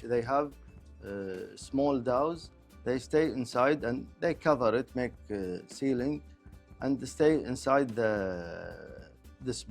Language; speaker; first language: English; non-native, local second language; Arabic